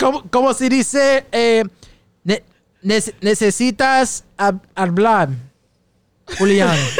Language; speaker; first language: Spanish; non-native, learner; English